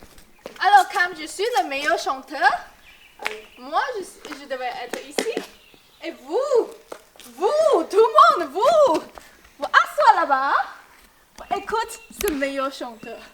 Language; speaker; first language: French; non-native, fluent; Chinese